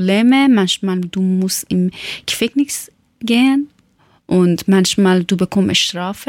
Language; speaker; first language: German; non-native, learner; Persian